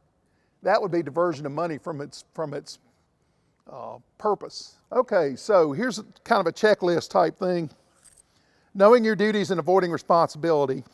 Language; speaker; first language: English; native; English